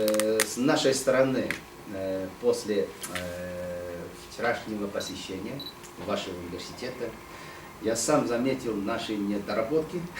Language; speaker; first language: Russian; non-native, fluent; Chinese